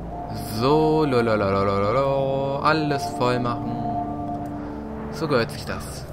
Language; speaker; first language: German; native; German